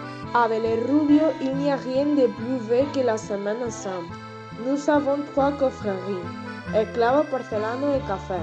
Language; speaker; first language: French; non-native, learner; Spanish